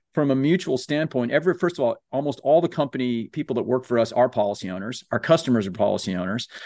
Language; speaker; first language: English; native; English